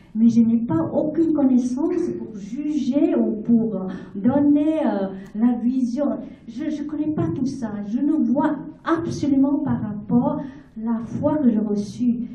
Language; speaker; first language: French; non-native, fluent; Vietnamese